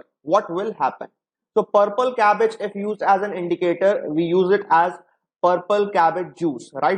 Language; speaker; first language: English; non-native, local second language; Hindi